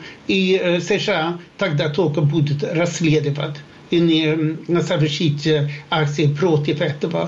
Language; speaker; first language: Russian; non-native, fluent; Swedish